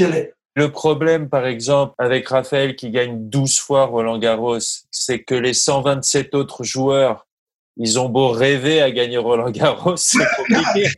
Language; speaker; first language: French; native; French